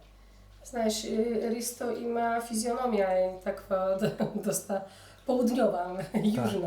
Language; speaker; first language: Macedonian; early bilingual, heritage; Polish